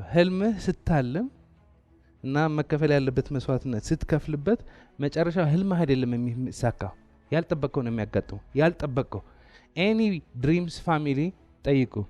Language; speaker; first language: Amharic; non-native, local second language; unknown